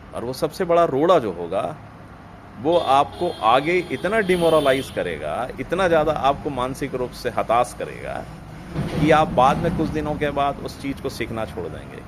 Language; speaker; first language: Hindi; native; Hindi